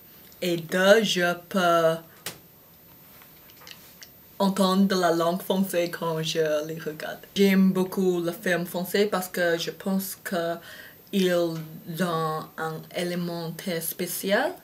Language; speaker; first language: French; non-native, fluent; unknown